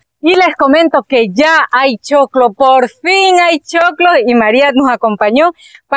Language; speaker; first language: Spanish; native; Spanish